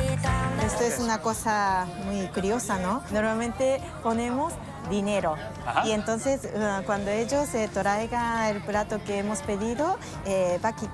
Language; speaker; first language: Spanish; non-native, fluent; Japanese